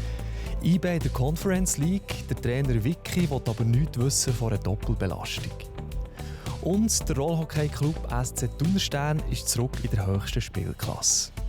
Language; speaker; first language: German; native; German